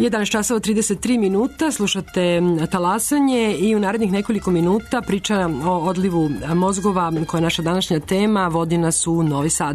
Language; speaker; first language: Serbian; native; Serbian